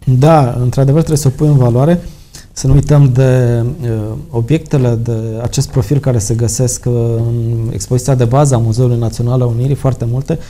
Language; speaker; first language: Romanian; native; Romanian